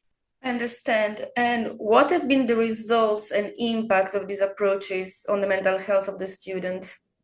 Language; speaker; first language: English; non-native, fluent; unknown